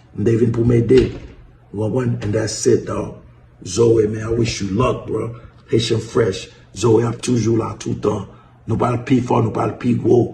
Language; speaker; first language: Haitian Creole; early bilingual, heritage; Haitian Creole